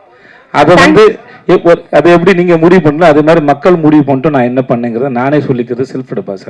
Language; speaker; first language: Tamil; native; Tamil